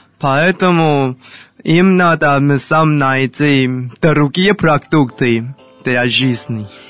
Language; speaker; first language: Russian; non-native, learner; Chinese